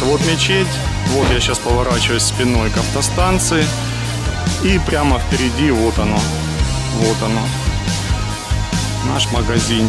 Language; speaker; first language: Russian; native; Russian